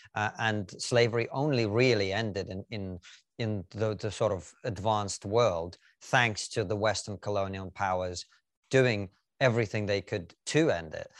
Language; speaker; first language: English; non-native, fluent; Russian